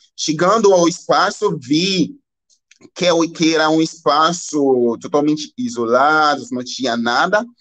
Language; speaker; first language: Portuguese; non-native, learner; Haitian Creole